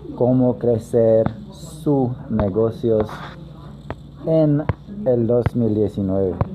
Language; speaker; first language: Spanish; non-native, learner; English